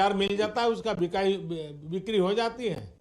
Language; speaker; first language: Hindi; non-native, local second language; Gujarati